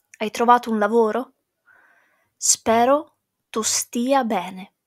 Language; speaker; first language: Italian; non-native, fluent; English